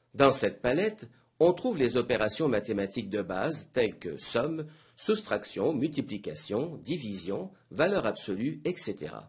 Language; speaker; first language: French; native; French